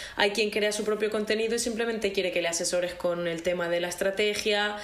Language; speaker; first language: Spanish; native; Spanish